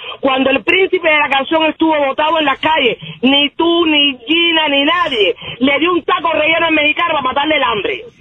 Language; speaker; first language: Spanish; native; Spanish